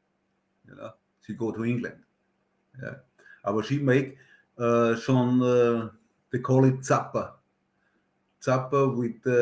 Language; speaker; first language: English; non-native, learner; German